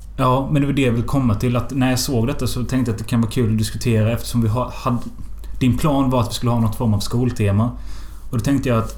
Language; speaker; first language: Swedish; native; Swedish